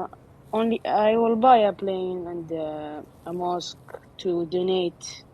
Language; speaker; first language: English; non-native, learner; Arabic